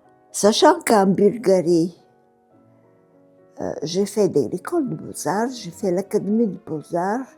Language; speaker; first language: French; non-native, fluent; Bulgarian